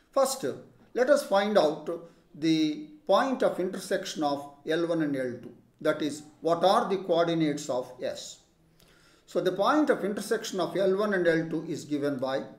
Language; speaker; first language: English; non-native, local second language; Telugu